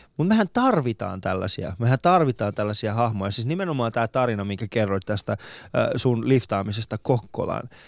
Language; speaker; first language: Finnish; early bilingual, other home language; Persian